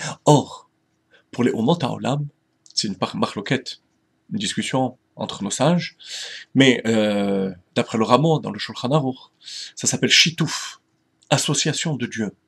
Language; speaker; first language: French; native; French